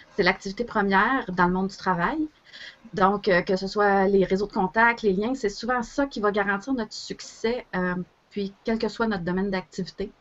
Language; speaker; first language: French; native; French